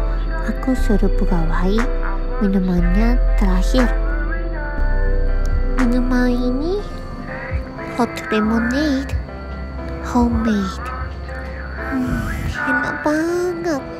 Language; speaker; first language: Indonesian; non-native, learner; Japanese